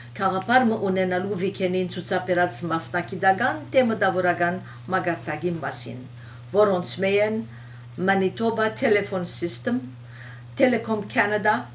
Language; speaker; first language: Armenian; early bilingual, heritage; Armenian